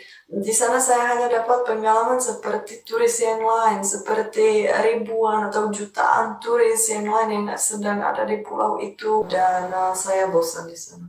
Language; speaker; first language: Indonesian; non-native, fluent; Czech